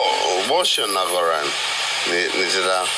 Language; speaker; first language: Chinese; non-native, learner; English